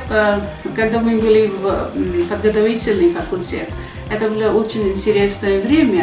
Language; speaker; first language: Russian; non-native, fluent; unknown